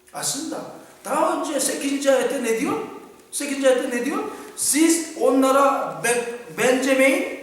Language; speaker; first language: Turkish; non-native, fluent; Korean